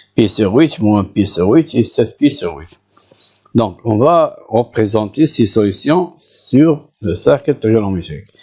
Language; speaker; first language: French; non-native, local second language; Arabic